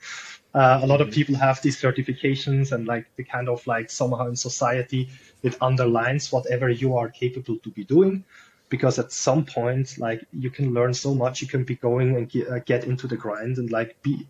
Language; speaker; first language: English; non-native, fluent; German